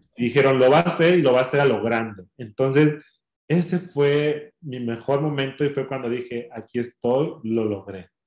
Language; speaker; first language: Spanish; native; Spanish